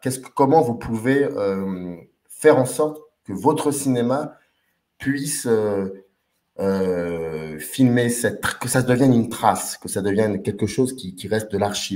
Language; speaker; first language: French; native; French